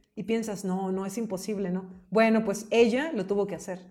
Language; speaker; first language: Spanish; native; Spanish